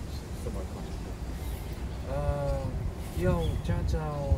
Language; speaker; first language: Chinese; non-native, learner; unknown